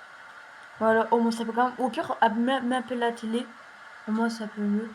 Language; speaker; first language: French; native; French